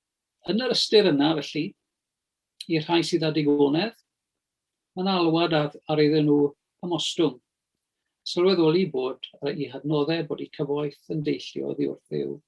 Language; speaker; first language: Welsh; native; Welsh